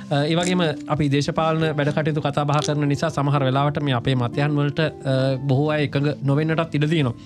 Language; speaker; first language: Sinhala; native; Sinhala